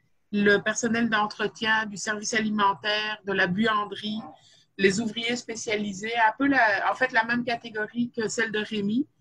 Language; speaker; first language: French; native; French